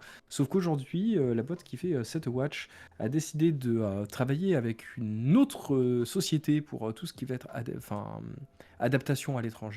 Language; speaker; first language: French; native; French